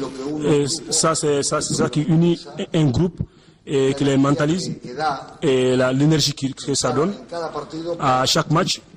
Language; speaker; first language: French; non-native, fluent; Spanish